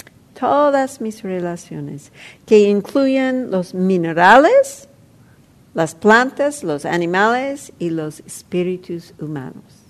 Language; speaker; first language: Spanish; non-native, fluent; English